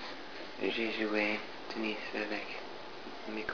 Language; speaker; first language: French; non-native, learner; English